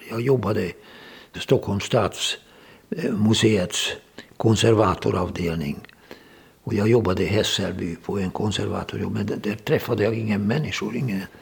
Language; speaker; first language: Swedish; non-native, fluent; Hungarian